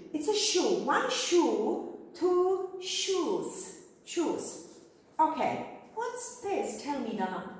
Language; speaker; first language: English; non-native, fluent; Czech